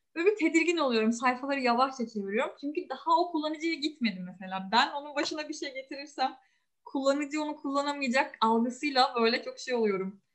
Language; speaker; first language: Turkish; native; Turkish